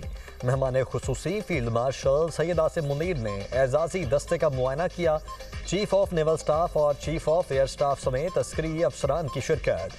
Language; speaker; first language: Urdu; native; Urdu